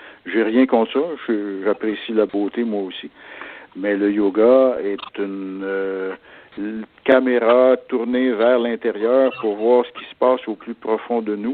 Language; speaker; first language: French; native; French